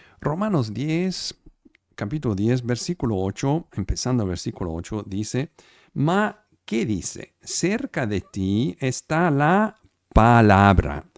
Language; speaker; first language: Spanish; non-native, fluent; Italian